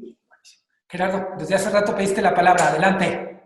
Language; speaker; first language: Spanish; native; Spanish